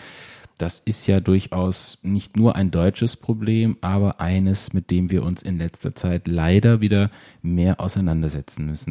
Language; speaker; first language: German; native; German